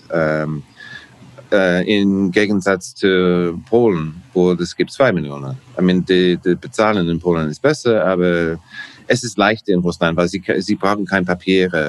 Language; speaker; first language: German; non-native, learner; English